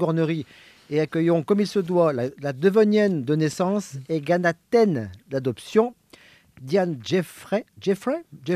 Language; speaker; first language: French; native; French